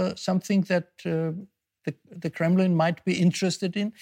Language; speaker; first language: English; non-native, fluent; German